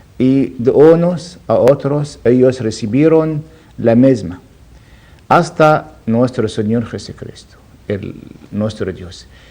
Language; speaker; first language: Spanish; non-native, learner; Arabic